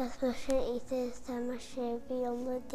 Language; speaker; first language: Irish; native; Irish